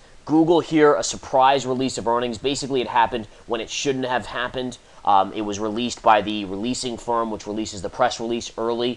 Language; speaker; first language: English; native; English